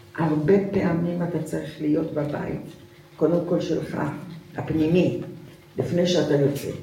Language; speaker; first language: Hebrew; early bilingual, other home language; Arabic